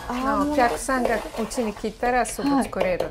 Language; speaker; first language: Japanese; non-native, fluent; Serbian